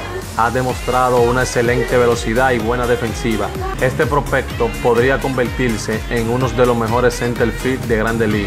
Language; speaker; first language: Spanish; native; Spanish